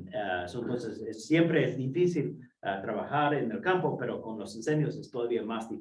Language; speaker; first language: Spanish; non-native, fluent; English